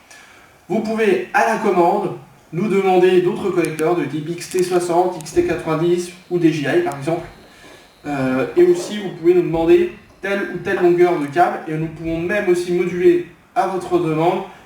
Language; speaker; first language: French; native; French